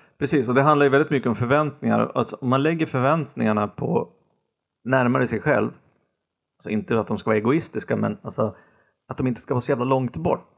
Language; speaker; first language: Swedish; native; Swedish